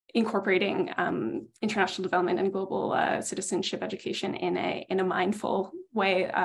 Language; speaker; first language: English; native; English